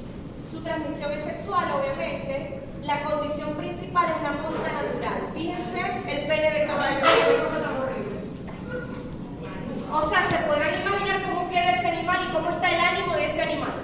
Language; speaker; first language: Spanish; native; Spanish